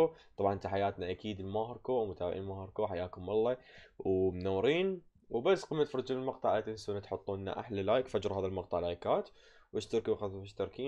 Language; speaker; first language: Arabic; native; Arabic